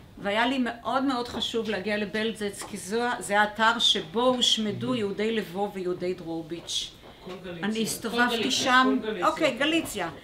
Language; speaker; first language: Hebrew; early bilingual, other home language; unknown